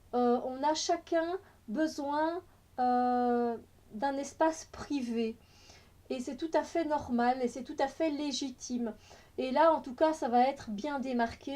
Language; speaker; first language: French; native; French